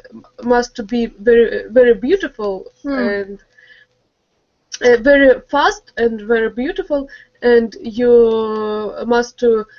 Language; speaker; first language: English; non-native, learner; Russian